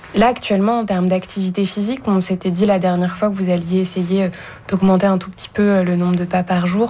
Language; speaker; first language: French; native; French